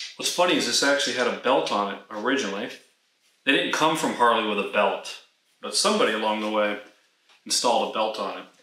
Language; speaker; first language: English; native; English